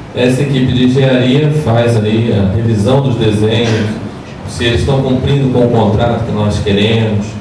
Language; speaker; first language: Portuguese; native; Portuguese